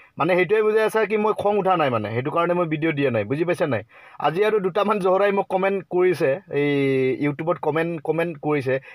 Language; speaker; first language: Assamese; non-native, local second language; Bodo